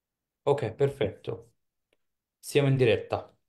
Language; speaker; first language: Italian; non-native, fluent; Bangla